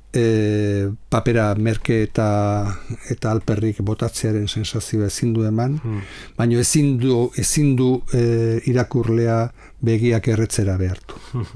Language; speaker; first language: Basque; non-native, local second language; Spanish